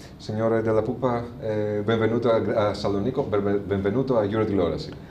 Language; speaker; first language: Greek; native; Greek